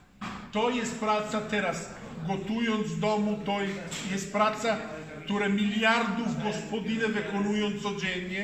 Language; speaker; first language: Polish; non-native, fluent; Italian